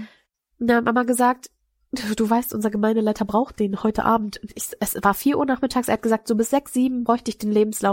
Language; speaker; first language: German; native; German